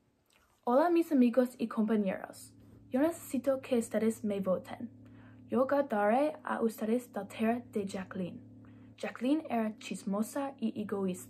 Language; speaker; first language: Spanish; non-native, learner; English